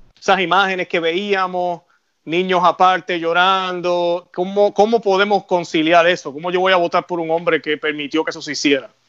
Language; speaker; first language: Spanish; native; Spanish